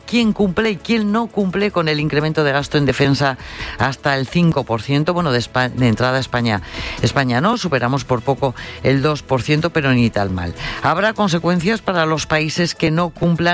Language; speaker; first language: Spanish; native; Spanish